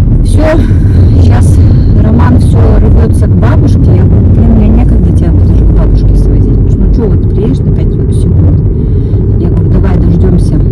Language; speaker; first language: Russian; native; Russian